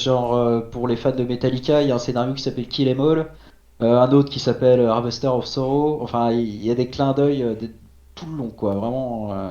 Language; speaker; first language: French; native; French